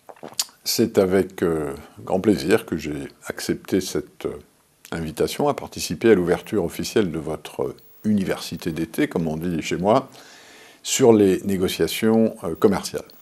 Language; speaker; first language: French; native; French